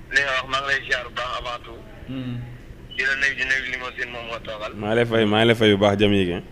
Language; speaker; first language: Wolof; native; Wolof